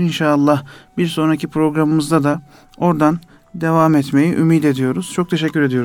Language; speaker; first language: Turkish; native; Turkish